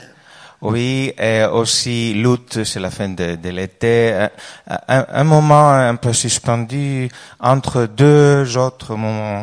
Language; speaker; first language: French; non-native, fluent; Greek